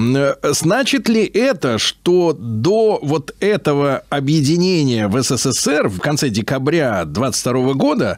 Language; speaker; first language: Russian; native; Russian